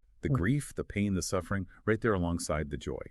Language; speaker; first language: English; native; English